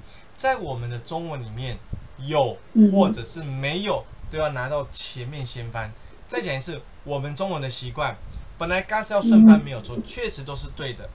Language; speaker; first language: Chinese; native; Chinese